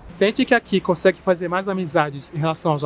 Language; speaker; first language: Portuguese; native; Portuguese